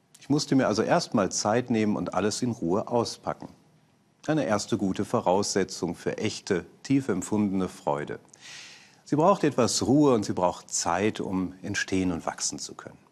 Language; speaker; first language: German; native; German